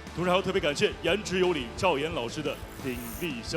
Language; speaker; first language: Chinese; native; Chinese